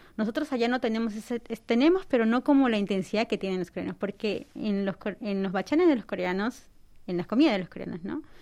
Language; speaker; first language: Spanish; native; Spanish